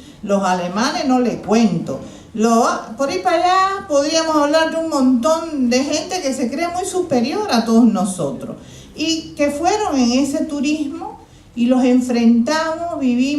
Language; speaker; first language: Spanish; native; Spanish